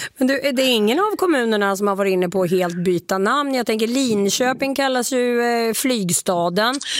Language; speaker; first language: Swedish; native; Swedish